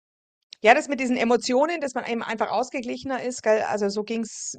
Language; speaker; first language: German; native; German